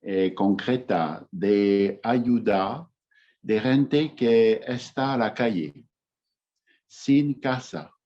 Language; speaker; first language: Spanish; non-native, fluent; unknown